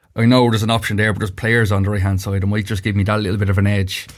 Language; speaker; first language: English; native; English